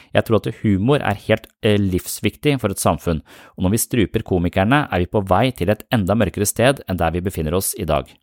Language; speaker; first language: Norwegian; native; Norwegian